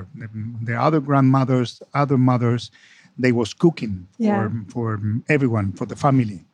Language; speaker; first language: English; non-native, fluent; Spanish